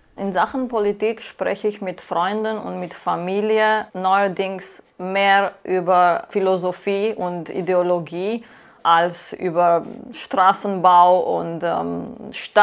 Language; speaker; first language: German; non-native, fluent; Romanian